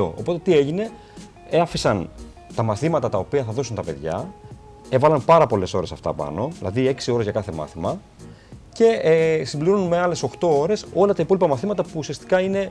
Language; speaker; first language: Greek; native; Greek